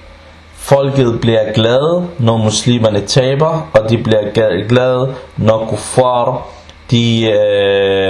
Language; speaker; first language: Danish; early bilingual, other home language; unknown